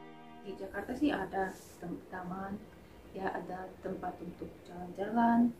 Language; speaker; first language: Indonesian; non-native, fluent; Russian